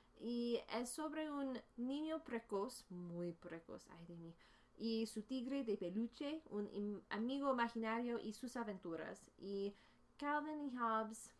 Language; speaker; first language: Spanish; non-native, fluent; English